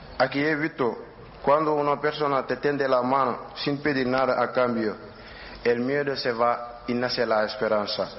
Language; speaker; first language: Spanish; non-native, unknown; Wolof